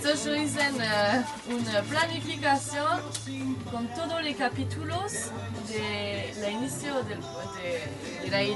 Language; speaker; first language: Spanish; non-native, learner; French